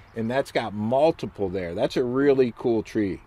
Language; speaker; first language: English; native; English